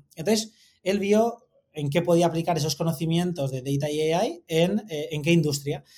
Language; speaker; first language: Spanish; native; Spanish